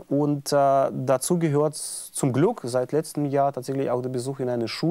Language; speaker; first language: German; non-native, fluent; Russian